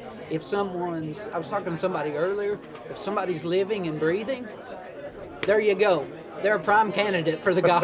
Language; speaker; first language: English; native; English